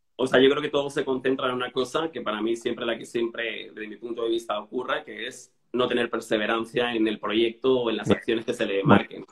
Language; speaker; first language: Spanish; native; Spanish